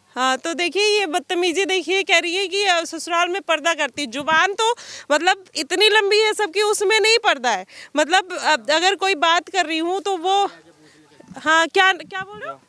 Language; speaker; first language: Hindi; native; Hindi